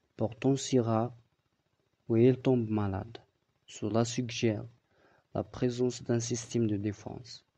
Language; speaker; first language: French; non-native, local second language; Arabic